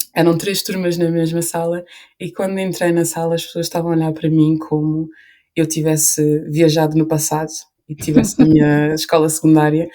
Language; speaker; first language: Portuguese; early bilingual, other home language; Upper Guinea Crioulo